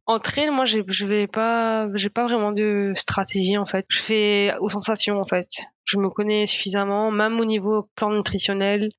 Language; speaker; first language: French; non-native, local second language; Morisyen